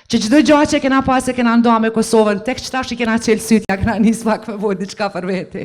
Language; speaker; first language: Albanian; native; Albanian